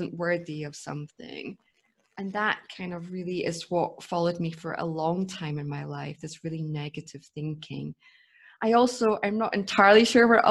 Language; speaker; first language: English; native; English